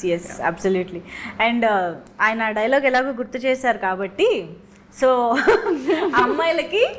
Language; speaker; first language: Telugu; native; Telugu